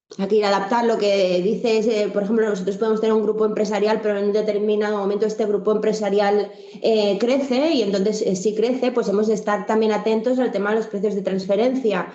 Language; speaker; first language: Spanish; native; Spanish